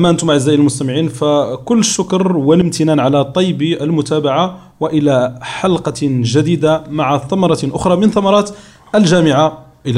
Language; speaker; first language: Arabic; native; Arabic